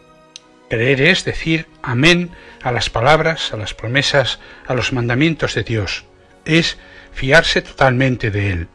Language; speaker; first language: Spanish; native; Spanish